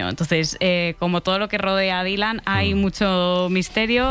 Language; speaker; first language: Spanish; native; Spanish